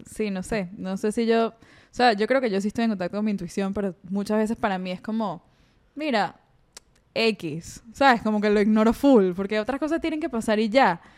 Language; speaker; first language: Spanish; native; Spanish